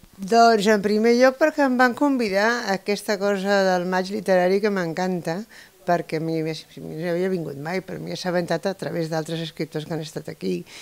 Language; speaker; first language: Catalan; non-native, local second language; Spanish